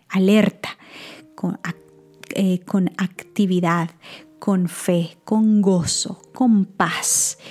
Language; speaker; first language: Spanish; native; Spanish